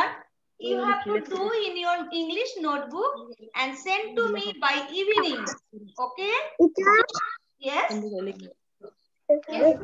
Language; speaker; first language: English; non-native, learner; Bangla